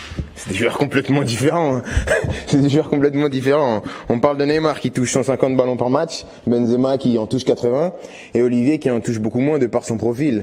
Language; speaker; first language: French; native; French